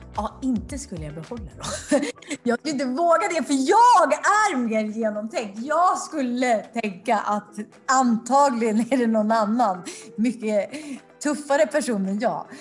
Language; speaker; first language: Swedish; native; Swedish